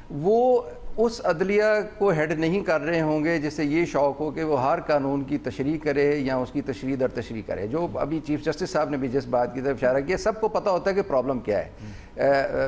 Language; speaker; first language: Urdu; native; Urdu